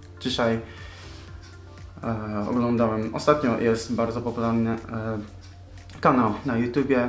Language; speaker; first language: Polish; non-native, learner; Japanese